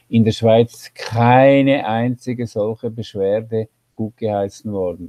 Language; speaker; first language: German; native; German